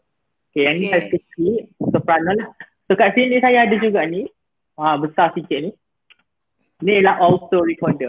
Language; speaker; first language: Malay; native; Malay